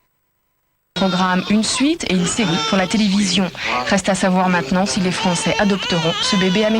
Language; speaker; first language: French; native; French